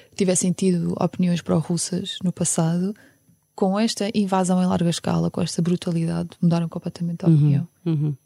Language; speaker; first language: Portuguese; early bilingual, other home language; Ukrainian